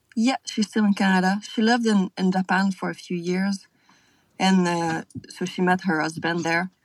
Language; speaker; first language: English; non-native, fluent; French